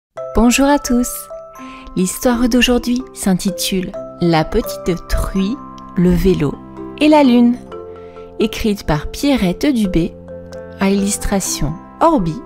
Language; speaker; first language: French; native; French